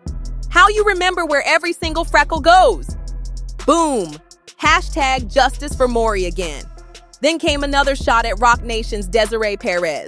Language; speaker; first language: English; native; English